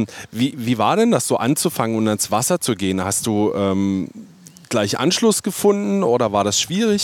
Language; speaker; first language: German; native; German